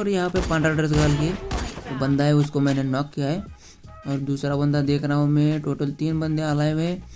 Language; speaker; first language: Hindi; non-native, local second language; Marathi